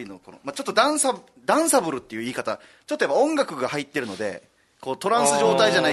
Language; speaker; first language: Japanese; native; Japanese